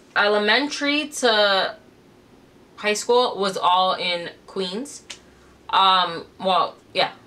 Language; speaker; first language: English; native; English